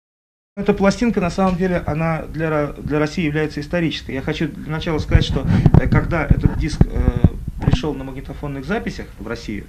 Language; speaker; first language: Russian; native; Russian